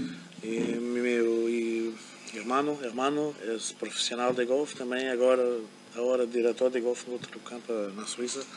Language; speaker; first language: Spanish; non-native, learner; German